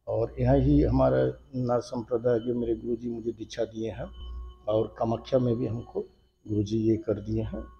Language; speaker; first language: Hindi; non-native, local second language; Bangla